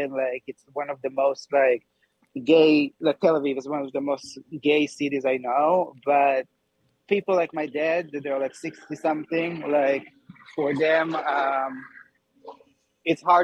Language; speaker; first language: English; non-native, fluent; Hebrew